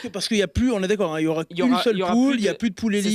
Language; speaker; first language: French; native; French